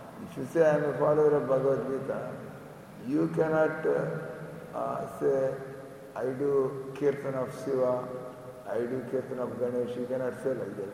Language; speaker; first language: English; non-native, local second language; Telugu